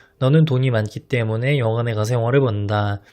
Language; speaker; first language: Korean; native; Korean